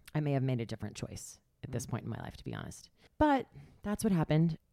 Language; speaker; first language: English; native; English